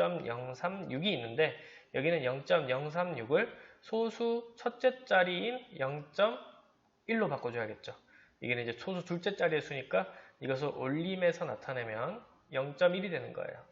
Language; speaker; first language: Korean; native; Korean